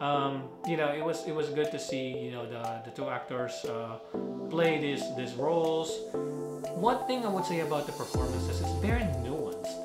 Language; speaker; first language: English; non-native, local second language; Filipino